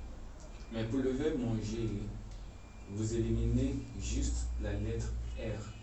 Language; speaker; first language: French; non-native, fluent; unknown